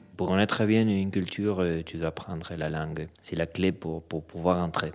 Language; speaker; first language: French; non-native, learner; Spanish